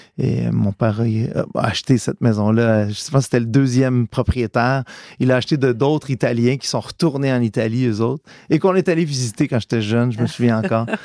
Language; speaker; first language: French; early bilingual, other home language; Italian